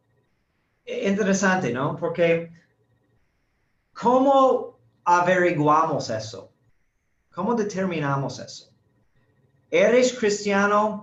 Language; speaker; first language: Spanish; non-native, fluent; English